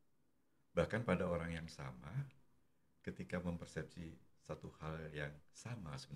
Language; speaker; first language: Indonesian; non-native, local second language; Javanese